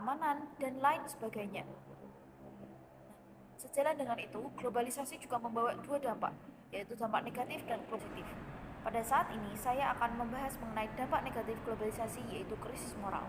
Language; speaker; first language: Indonesian; native; Indonesian